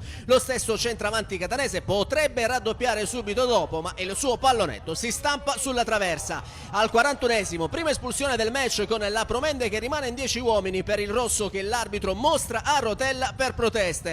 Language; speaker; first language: Italian; native; Italian